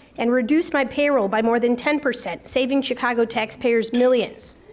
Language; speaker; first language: English; native; English